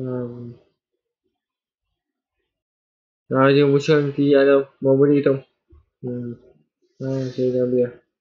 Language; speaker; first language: Spanish; non-native, learner; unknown